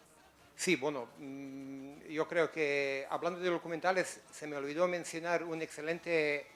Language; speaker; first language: Spanish; native; Spanish